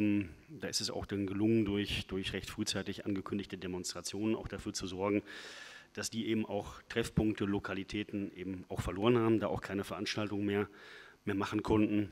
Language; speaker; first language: German; native; German